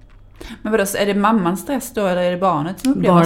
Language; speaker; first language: Swedish; native; Swedish